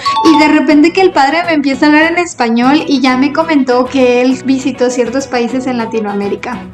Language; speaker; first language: Spanish; native; Spanish